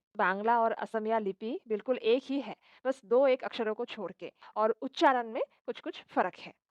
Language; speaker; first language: Hindi; non-native, local second language; Assamese